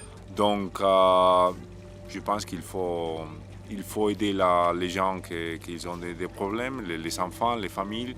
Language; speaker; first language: French; non-native, fluent; Spanish